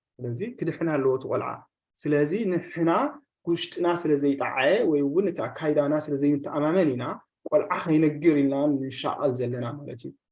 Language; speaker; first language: Tigrinya; native; Tigrinya